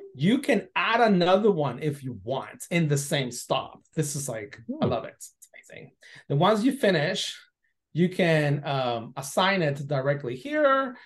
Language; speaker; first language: English; non-native, fluent; Spanish